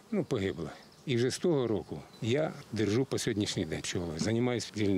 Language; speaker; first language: Ukrainian; native; Ukrainian